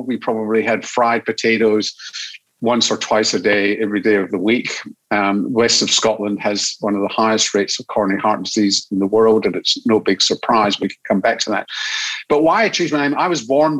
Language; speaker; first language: English; native; English